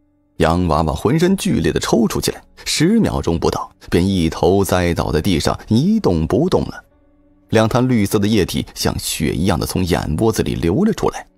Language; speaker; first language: Chinese; native; Chinese